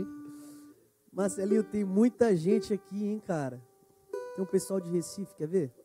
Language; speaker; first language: Portuguese; native; Portuguese